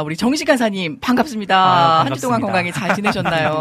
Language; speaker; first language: Korean; native; Korean